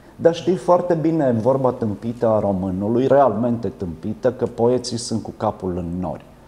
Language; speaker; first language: Romanian; native; Romanian